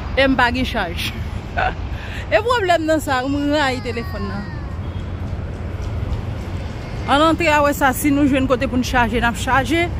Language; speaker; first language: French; non-native, local second language; Haitian Creole